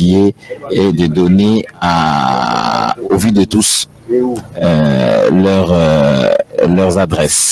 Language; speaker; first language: French; non-native, local second language; Lingala